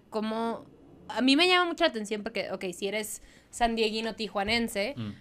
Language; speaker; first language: Spanish; native; Spanish